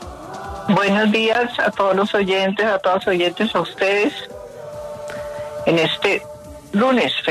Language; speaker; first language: Spanish; native; Spanish